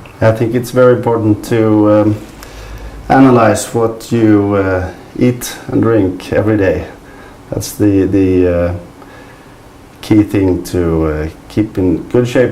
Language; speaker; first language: English; non-native, fluent; Swedish